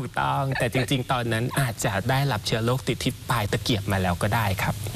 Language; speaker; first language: Thai; native; Thai